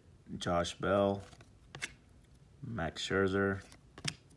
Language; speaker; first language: English; native; English